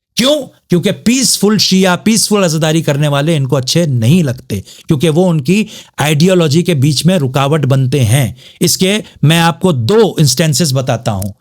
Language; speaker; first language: Urdu; native; Urdu